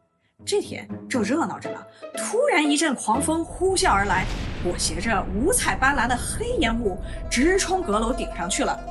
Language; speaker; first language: Chinese; native; Chinese